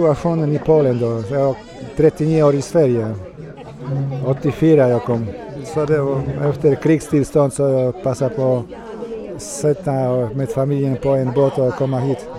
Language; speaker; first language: Swedish; non-native, fluent; Polish